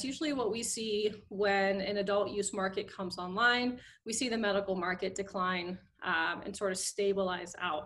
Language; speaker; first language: English; native; English